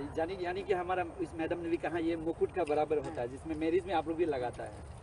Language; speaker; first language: Hindi; non-native, local second language; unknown